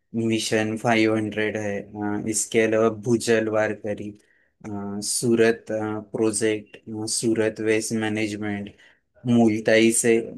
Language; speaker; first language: Hindi; non-native, local second language; Marathi